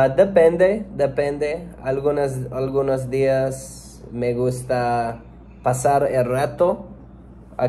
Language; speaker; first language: Spanish; non-native, learner; English